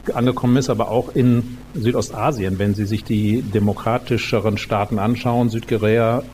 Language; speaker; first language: German; native; German